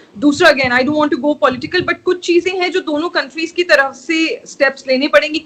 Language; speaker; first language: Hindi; native; Hindi